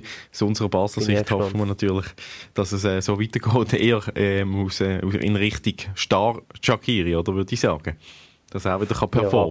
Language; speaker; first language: German; native; German